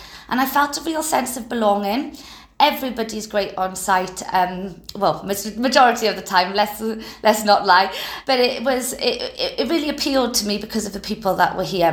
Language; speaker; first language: English; native; English